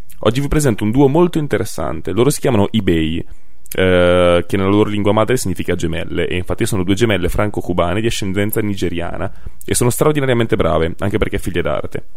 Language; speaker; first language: Italian; native; Italian